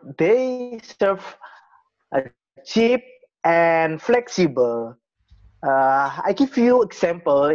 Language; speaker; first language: English; non-native, learner; Indonesian